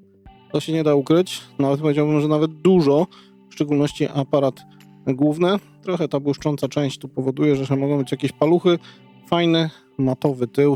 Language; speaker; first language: Polish; native; Polish